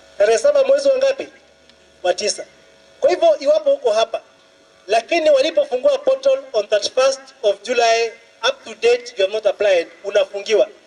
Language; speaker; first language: Swahili; non-native, local second language; Luo (Kenya and Tanzania)